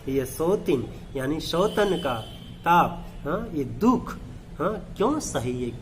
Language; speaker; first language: Hindi; non-native, local second language; Gujarati